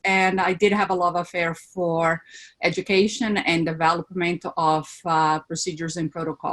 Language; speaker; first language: English; non-native, fluent; Portuguese